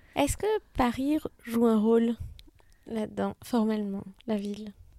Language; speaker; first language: French; non-native, fluent; Hebrew